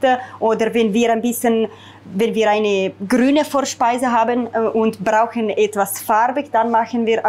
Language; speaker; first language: German; non-native, fluent; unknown